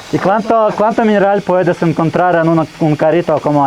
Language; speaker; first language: Spanish; non-native, learner; Russian